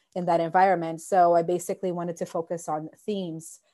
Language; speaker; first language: English; non-native, fluent; Portuguese